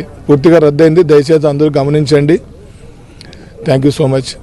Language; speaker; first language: Telugu; native; Telugu